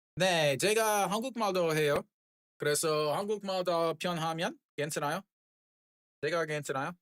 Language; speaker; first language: Korean; non-native, learner; English